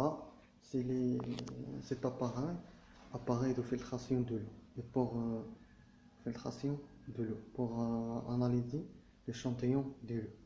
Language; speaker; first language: French; non-native, learner; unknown